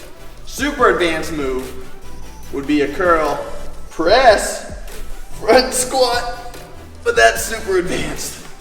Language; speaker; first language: English; native; English